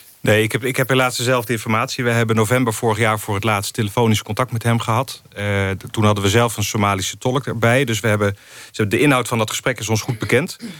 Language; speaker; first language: Dutch; native; Dutch